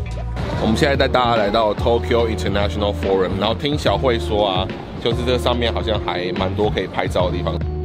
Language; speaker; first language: Chinese; native; Chinese